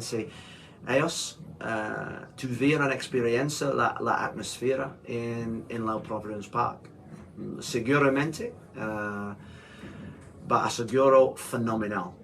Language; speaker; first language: Spanish; non-native, learner; English